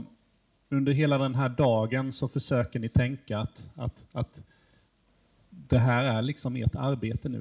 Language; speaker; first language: Swedish; native; Swedish